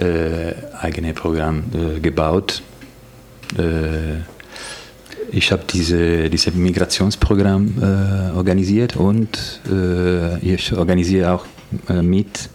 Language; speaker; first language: German; non-native, fluent; Italian